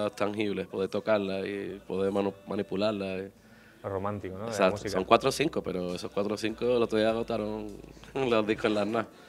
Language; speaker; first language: Spanish; native; Spanish